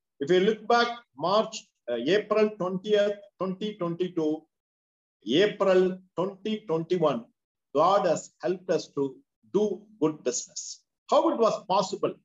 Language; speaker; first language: English; non-native, local second language; Tamil